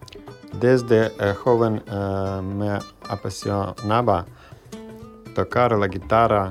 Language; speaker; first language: Spanish; non-native, learner; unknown